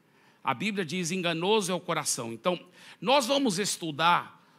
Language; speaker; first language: Portuguese; native; Portuguese